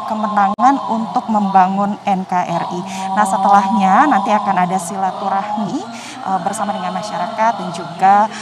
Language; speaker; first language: Indonesian; native; Indonesian